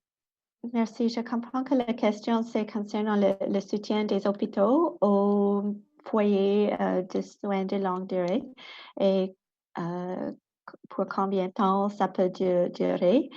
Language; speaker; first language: French; non-native, local second language; English